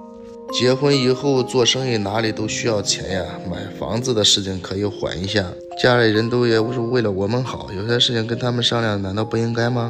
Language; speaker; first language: Chinese; native; Chinese